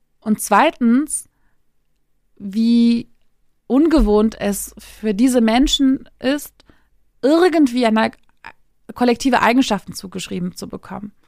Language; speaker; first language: German; early bilingual, other home language; Turkish